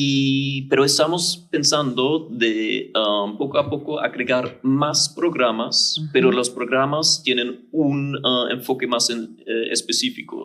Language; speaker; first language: Spanish; non-native, fluent; German